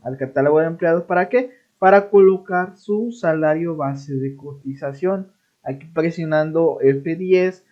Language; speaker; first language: Spanish; native; Spanish